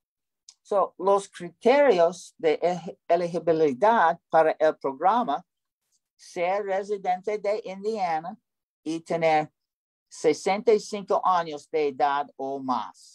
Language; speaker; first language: Spanish; non-native, learner; English